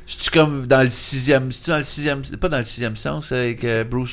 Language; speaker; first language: French; native; French